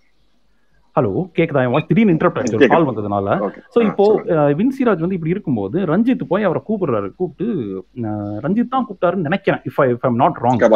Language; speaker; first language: Tamil; native; Tamil